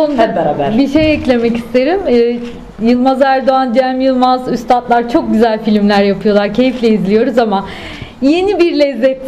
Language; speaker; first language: Turkish; native; Turkish